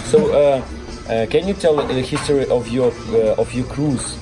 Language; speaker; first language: English; non-native, learner; Russian